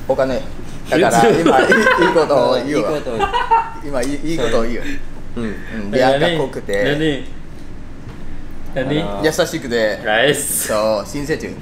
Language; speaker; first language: Japanese; non-native, learner; Vietnamese